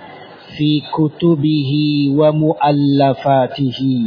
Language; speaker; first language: Arabic; non-native, fluent; Indonesian